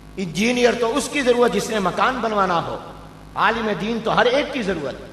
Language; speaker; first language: Urdu; non-native, local second language; Punjabi